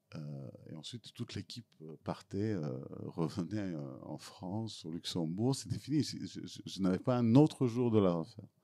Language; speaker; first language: French; non-native, fluent; Serbian